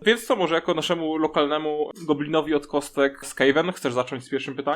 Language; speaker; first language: Polish; native; Polish